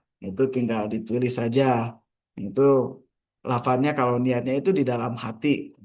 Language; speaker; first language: Indonesian; non-native, local second language; Sundanese